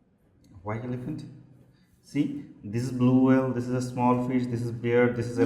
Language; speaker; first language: English; non-native, fluent; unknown